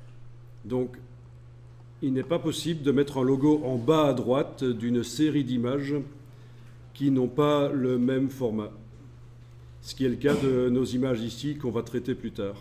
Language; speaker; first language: French; native; French